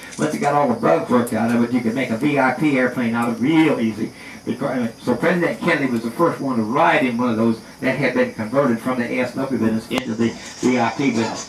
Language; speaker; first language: English; native; English